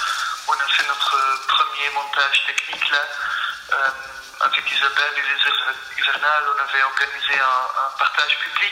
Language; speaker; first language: French; non-native, fluent; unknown